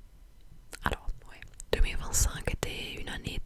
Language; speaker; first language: French; non-native, fluent; English